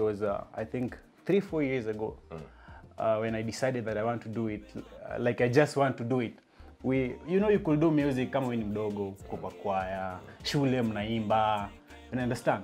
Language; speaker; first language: English; non-native, local second language; Luo (Kenya and Tanzania)